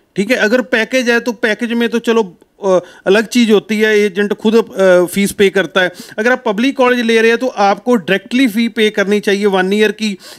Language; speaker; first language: Hindi; non-native, local second language; Punjabi